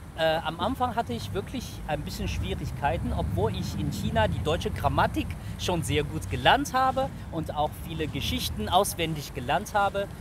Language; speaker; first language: German; non-native, fluent; Chinese